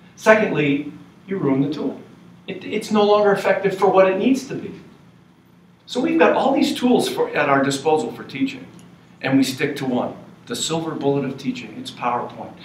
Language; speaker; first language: English; native; English